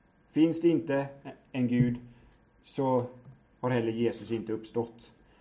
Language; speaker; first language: Swedish; native; Swedish